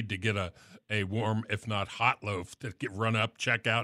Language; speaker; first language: English; native; English